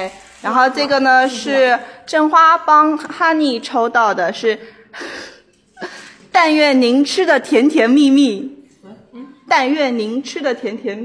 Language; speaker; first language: Chinese; native; Chinese